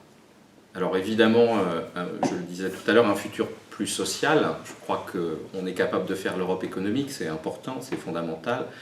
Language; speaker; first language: French; native; French